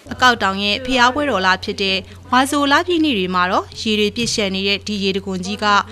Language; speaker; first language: Burmese; native; Burmese